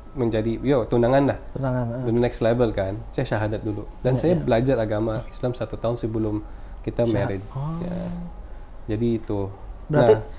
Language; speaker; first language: Indonesian; non-native, fluent; Filipino